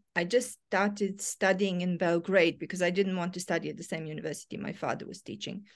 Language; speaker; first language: English; non-native, fluent; Serbian